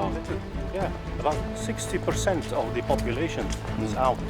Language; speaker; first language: English; non-native, fluent; Arabic